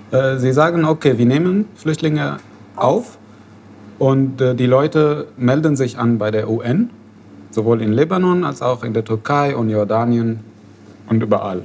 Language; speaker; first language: German; non-native, fluent; Arabic